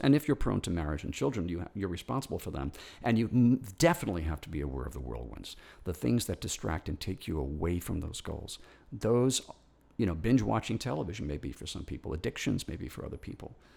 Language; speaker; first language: English; native; English